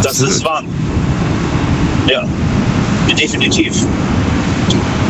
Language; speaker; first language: German; native; German